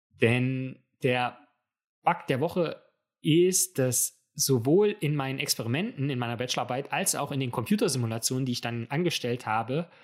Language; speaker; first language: German; native; German